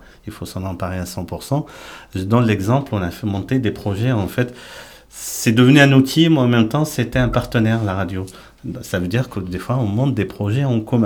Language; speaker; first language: French; native; French